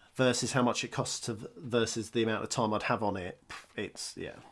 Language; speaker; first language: English; native; English